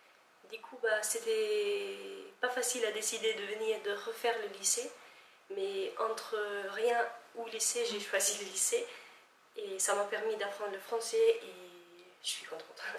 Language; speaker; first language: French; non-native, fluent; Albanian